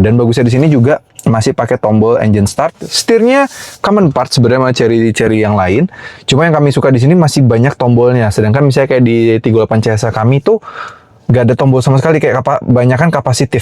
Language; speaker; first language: Indonesian; native; Indonesian